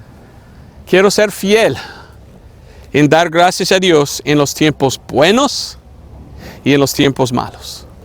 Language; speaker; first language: Spanish; non-native, fluent; English